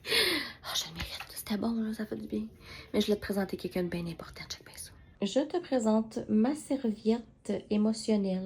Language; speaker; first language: French; native; French